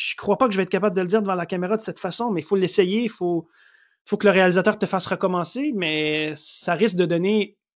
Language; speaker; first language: French; native; French